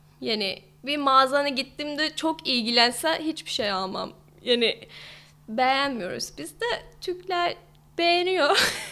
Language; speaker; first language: Turkish; non-native, fluent; English